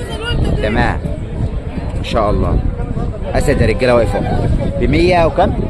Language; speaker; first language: Arabic; native; Arabic